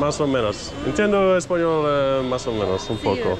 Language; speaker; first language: Spanish; non-native, learner; English